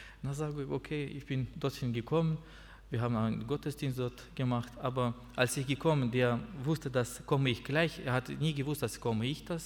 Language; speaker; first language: German; non-native, learner; Russian